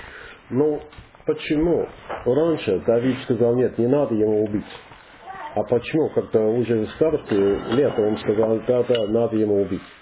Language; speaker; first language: Russian; non-native, learner; English